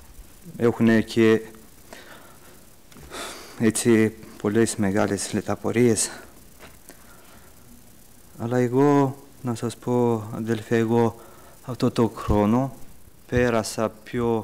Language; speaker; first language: Greek; early bilingual, heritage; Greek